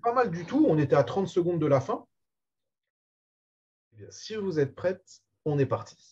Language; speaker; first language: French; native; French